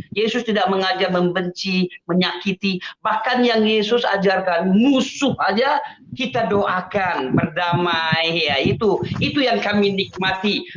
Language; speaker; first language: Indonesian; native; Indonesian